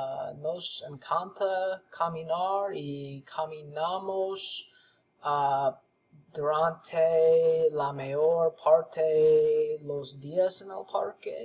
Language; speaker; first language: Spanish; non-native, learner; English